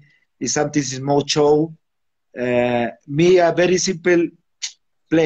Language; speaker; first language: English; non-native, learner; Spanish